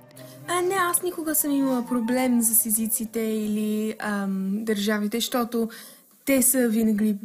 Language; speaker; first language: Bulgarian; early bilingual, heritage; English